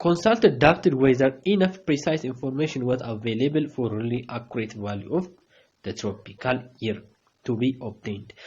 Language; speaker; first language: English; non-native, local second language; Amharic